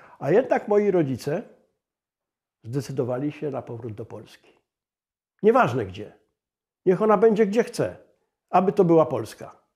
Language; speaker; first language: Polish; native; Polish